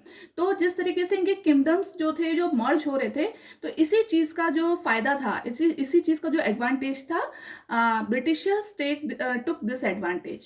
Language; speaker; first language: Hindi; native; Hindi